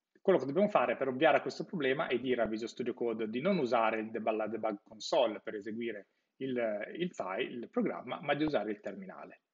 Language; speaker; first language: Italian; native; Italian